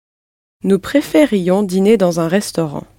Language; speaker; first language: French; non-native, learner; English